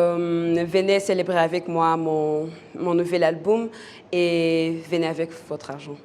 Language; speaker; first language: French; non-native, local second language; Kinyarwanda